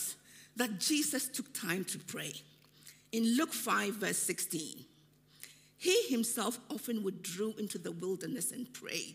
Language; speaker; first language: English; non-native, local second language; Akan